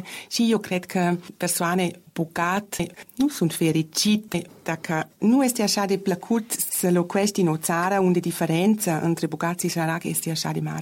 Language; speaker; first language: Romanian; non-native, learner; German